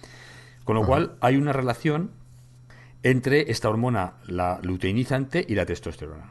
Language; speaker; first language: Spanish; native; Spanish